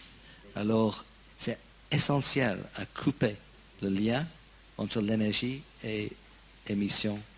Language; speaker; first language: French; non-native, fluent; English